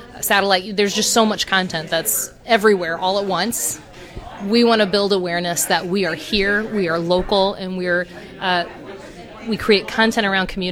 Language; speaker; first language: English; native; English